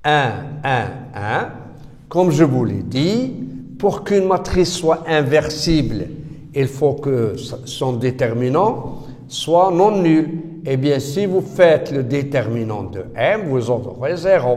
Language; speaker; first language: French; non-native, local second language; Arabic